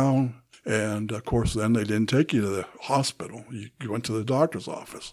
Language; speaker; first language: English; native; English